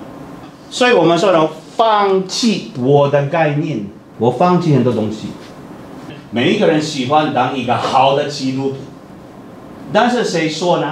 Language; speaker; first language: Chinese; non-native, fluent; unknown